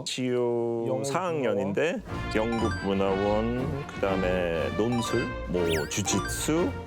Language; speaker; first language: Korean; non-native, fluent; English